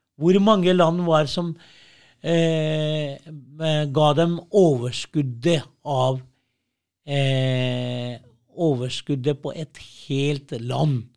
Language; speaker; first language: Norwegian; early bilingual, other home language; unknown